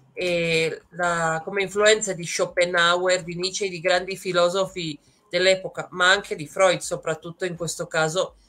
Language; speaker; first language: Italian; native; Italian